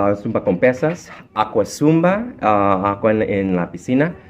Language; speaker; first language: Spanish; early bilingual, heritage; Spanish